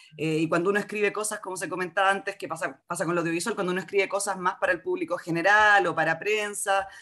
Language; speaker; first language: Spanish; native; Spanish